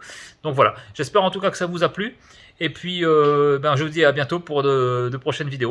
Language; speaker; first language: French; native; French